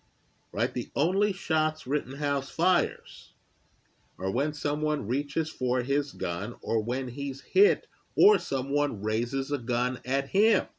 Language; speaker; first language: English; native; English